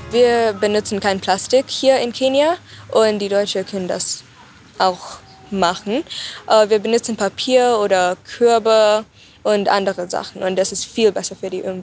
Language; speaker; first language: German; non-native, fluent; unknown